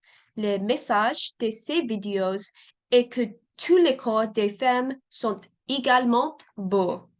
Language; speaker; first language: French; non-native, learner; English